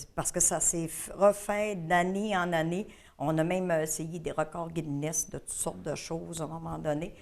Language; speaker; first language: French; native; French